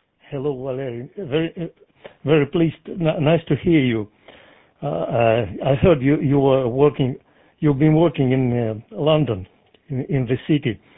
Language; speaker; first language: English; non-native, fluent; Russian